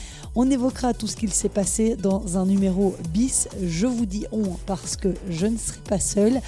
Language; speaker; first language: French; native; French